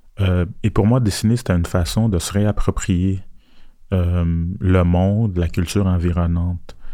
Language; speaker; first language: French; early bilingual, other home language; Haitian Creole